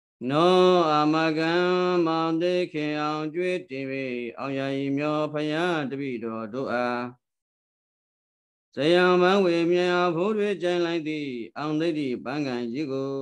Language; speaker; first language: Burmese; native; Burmese